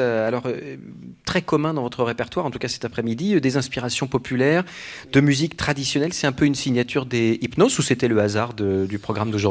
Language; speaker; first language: French; native; French